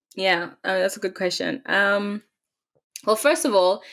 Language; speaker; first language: English; non-native, local second language; Tswana